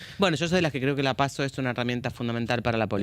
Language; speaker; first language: Spanish; native; Spanish